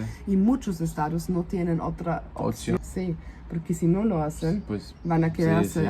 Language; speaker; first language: Spanish; non-native, fluent; German